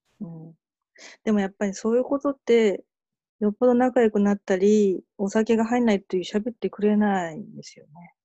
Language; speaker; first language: Japanese; native; Japanese